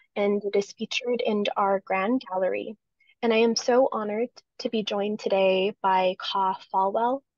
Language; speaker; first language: English; native; English